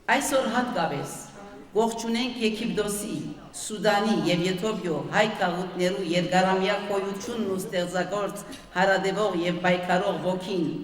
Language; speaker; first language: Armenian; early bilingual, heritage; Armenian